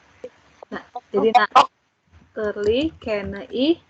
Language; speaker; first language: German; non-native, fluent; Indonesian